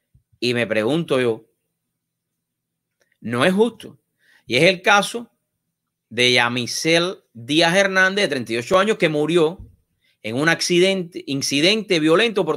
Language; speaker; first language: Spanish; native; Spanish